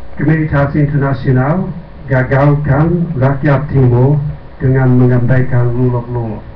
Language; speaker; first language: Indonesian; non-native, fluent; English